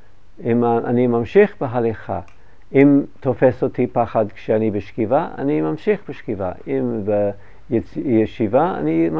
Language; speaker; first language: Hebrew; non-native, fluent; English